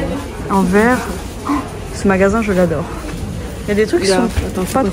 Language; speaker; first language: French; native; French